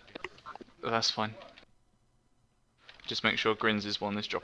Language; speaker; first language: English; native; English